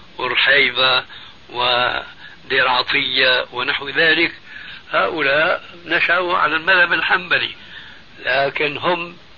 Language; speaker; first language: Arabic; early bilingual, other home language; Albanian